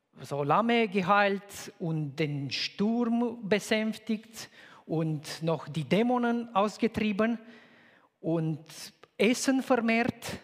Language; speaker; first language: German; non-native, fluent; Romanian